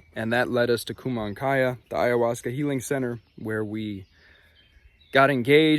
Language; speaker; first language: English; native; English